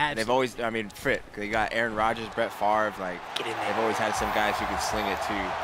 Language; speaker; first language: English; native; English